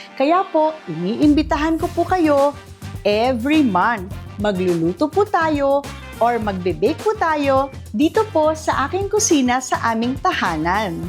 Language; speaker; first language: Filipino; non-native, local second language; Iloko